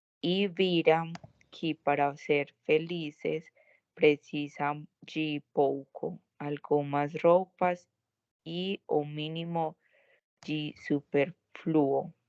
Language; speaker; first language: Portuguese; non-native, learner; Spanish